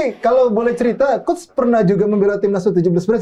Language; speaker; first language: Indonesian; native; Indonesian